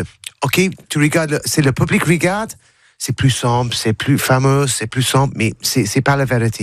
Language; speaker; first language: French; non-native, learner; English